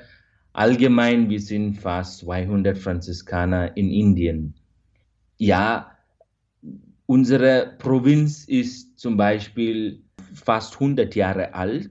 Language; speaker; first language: German; non-native, fluent; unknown